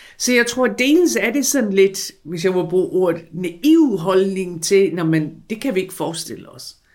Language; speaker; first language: Danish; non-native, fluent; English